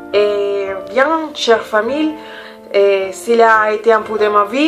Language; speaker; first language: French; non-native, learner; Spanish